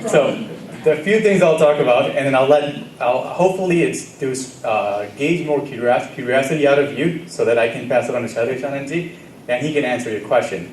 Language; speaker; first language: English; early bilingual, other home language; Gujarati